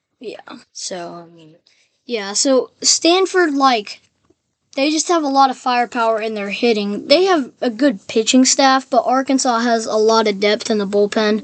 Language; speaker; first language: English; native; English